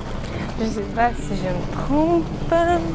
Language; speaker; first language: French; non-native, local second language; Comorian